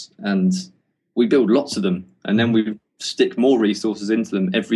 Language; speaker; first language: English; native; English